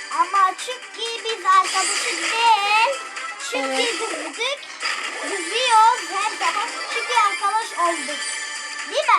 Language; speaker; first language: Turkish; early bilingual, other home language; Arabic